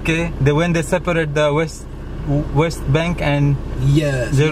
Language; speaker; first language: English; non-native, learner; Nepali